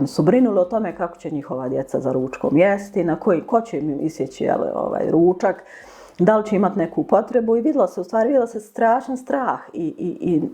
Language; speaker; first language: Bosnian; native; Bosnian